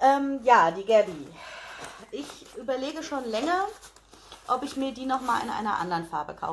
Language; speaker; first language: German; native; German